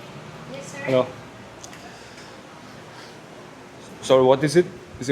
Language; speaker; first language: English; non-native, learner; Mongolian